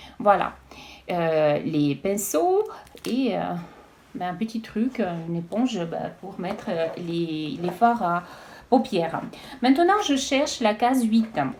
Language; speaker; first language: French; non-native, fluent; Russian